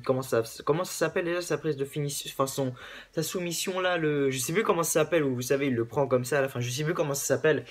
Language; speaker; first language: French; native; French